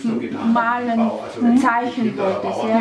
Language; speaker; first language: German; non-native, fluent; Russian